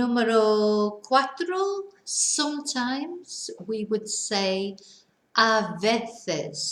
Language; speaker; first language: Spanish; non-native, fluent; English